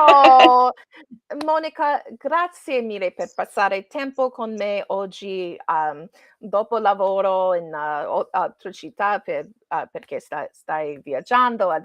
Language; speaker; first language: Italian; non-native, learner; English